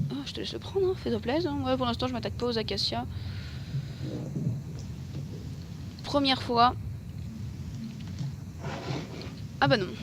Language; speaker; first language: French; native; French